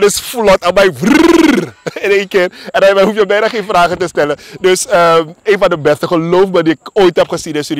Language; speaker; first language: Dutch; native; Dutch